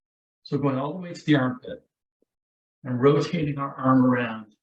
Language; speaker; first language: English; native; English